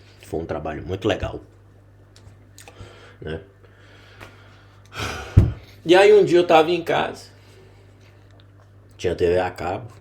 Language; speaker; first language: Portuguese; native; Portuguese